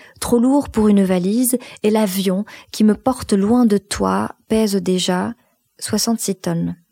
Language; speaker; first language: French; non-native, local second language; Arabic